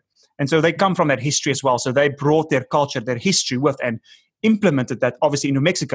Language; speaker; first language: English; non-native, local second language; Afrikaans